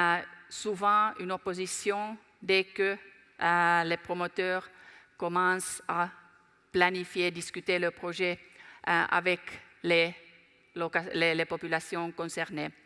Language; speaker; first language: French; non-native, fluent; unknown